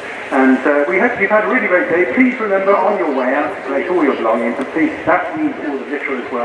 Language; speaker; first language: English; native; English